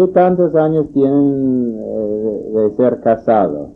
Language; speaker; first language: Spanish; non-native, fluent; English